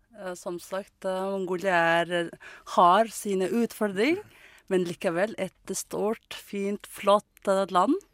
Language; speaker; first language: Norwegian; non-native, learner; Mongolian